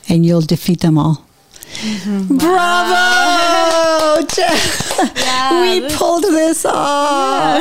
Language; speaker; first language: English; native; English